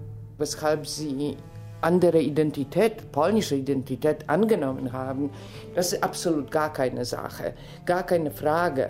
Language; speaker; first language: German; non-native, fluent; Polish